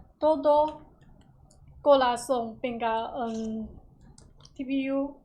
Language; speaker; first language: Spanish; non-native, learner; Chinese